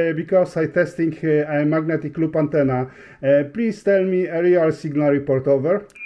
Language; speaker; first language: English; non-native, learner; Polish